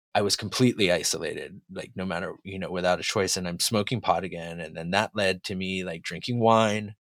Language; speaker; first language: English; native; English